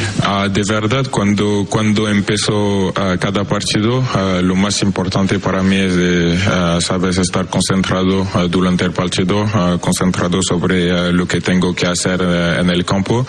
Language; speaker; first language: Spanish; non-native, fluent; French